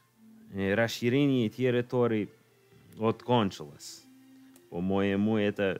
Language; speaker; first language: Russian; non-native, learner; English